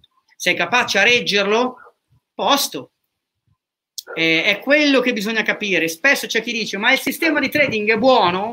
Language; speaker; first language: Italian; native; Italian